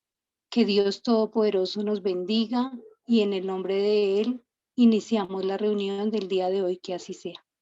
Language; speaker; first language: Spanish; native; Spanish